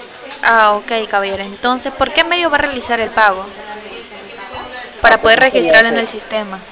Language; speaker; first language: Spanish; native; Spanish